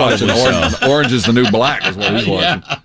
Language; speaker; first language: English; native; English